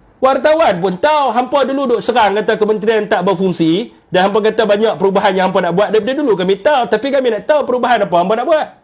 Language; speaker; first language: Malay; native; Malay